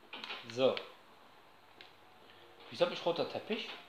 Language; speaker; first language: German; native; German